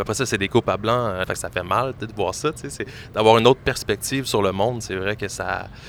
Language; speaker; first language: French; native; French